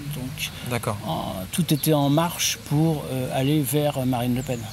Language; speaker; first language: French; native; French